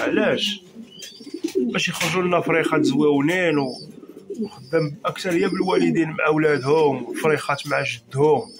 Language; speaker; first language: Arabic; native; Arabic